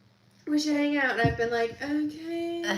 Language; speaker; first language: English; native; English